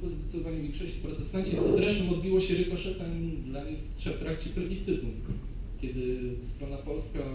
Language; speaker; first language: Polish; native; Polish